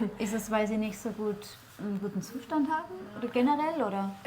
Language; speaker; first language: German; native; German